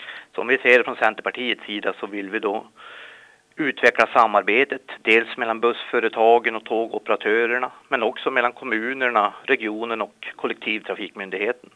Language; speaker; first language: Swedish; native; Swedish